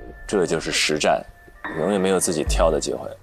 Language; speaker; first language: Chinese; native; Chinese